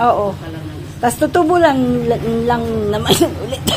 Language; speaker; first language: Filipino; native; Filipino